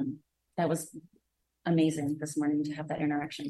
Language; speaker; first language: English; native; English